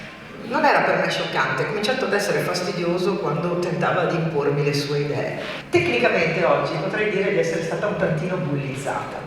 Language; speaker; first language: Italian; native; Italian